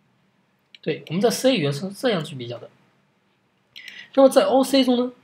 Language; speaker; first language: Chinese; native; Chinese